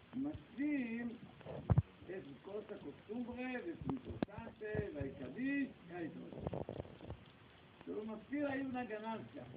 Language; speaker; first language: Spanish; non-native, learner; Hebrew